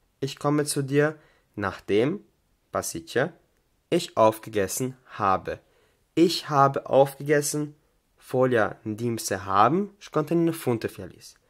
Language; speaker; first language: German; non-native, fluent; Albanian